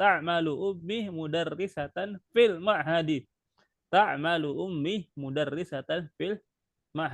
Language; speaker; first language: Arabic; non-native, fluent; Indonesian